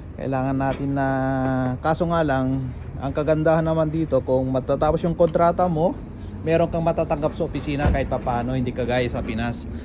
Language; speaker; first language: Filipino; non-native, local second language; Iloko